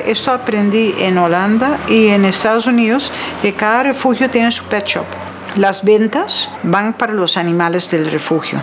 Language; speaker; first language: Spanish; non-native, fluent; Dutch